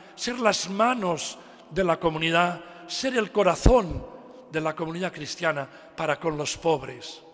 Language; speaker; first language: Spanish; non-native, local second language; Catalan